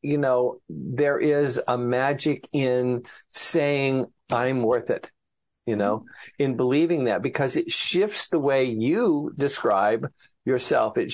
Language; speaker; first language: English; native; English